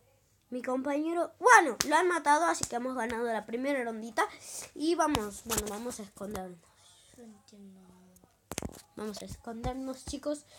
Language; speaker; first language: Spanish; native; Spanish